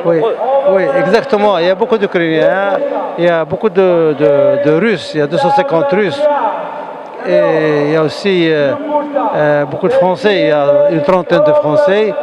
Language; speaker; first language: French; non-native, local second language; Arabic